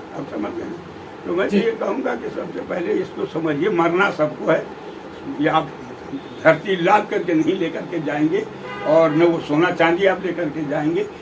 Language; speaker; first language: Hindi; native; Hindi